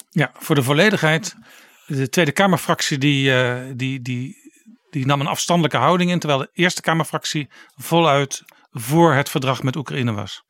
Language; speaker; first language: Dutch; native; Dutch